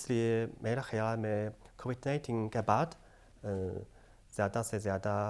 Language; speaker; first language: Hindi; non-native, fluent; Chinese